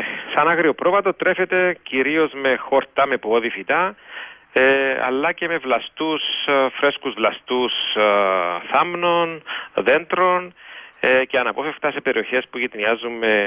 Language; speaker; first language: Greek; native; Greek